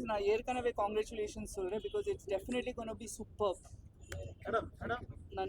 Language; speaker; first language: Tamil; non-native, fluent; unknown